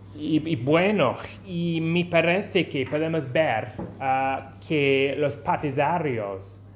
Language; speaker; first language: Spanish; non-native, fluent; English